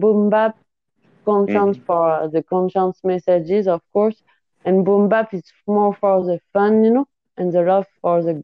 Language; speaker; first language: English; non-native, fluent; French